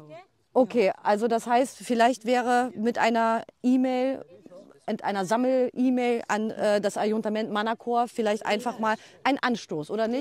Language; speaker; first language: German; native; German